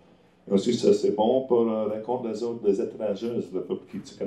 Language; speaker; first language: French; non-native, learner; English